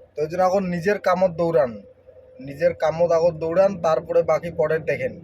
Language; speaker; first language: Bangla; non-native, local second language; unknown